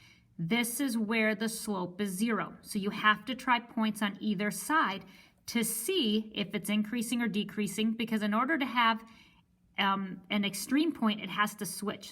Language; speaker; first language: English; native; English